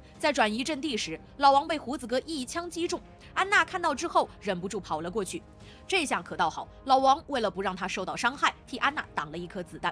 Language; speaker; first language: Chinese; native; Chinese